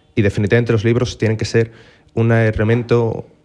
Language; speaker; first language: Spanish; native; Spanish